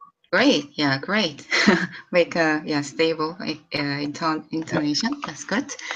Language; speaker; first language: English; non-native, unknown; Korean